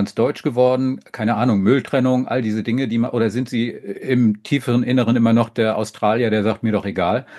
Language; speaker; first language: German; native; German